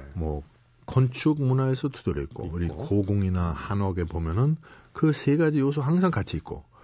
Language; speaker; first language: Korean; non-native, fluent; German